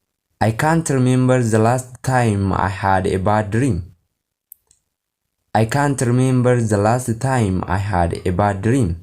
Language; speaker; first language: English; non-native, local second language; Oromo